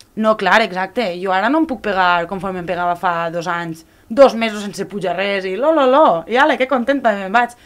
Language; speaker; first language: Catalan; native; Catalan